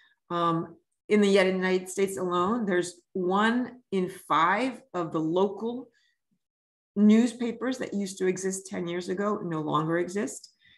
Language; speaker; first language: English; early bilingual, other home language; French